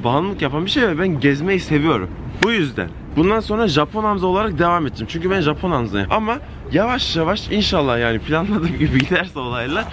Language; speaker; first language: Turkish; early bilingual, heritage; Turkish